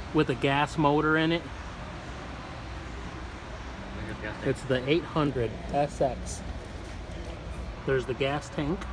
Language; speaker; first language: English; native; English